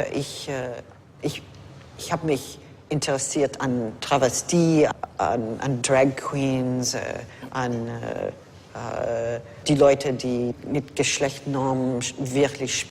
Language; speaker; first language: German; non-native, fluent; English